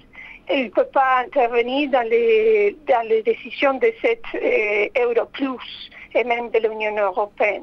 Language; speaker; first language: French; non-native, fluent; Spanish